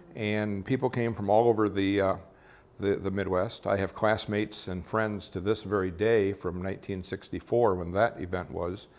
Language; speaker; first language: English; native; English